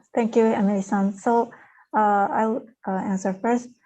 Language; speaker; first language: English; non-native, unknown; Japanese